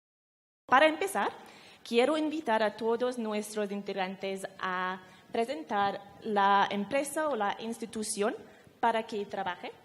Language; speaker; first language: Spanish; non-native, fluent; English